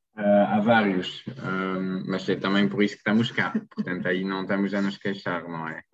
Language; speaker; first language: Portuguese; non-native, fluent; French